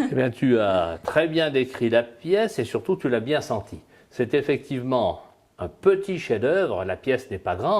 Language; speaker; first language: French; native; French